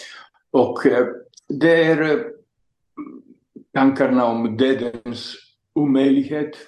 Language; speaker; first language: Swedish; non-native, fluent; Greek